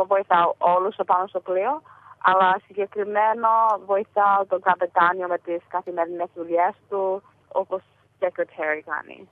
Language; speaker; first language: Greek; early bilingual, heritage; Greek